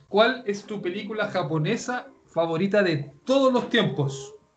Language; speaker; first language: Spanish; native; Spanish